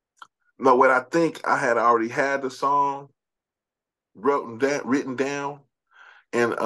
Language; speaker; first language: English; native; English